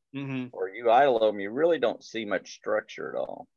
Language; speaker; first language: English; native; English